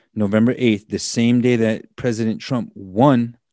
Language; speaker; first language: English; native; English